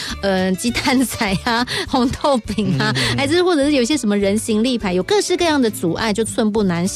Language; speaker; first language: Chinese; native; Chinese